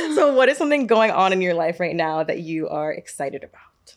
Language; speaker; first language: English; native; English